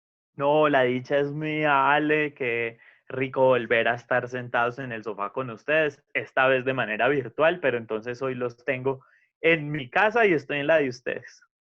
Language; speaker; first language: Spanish; native; Spanish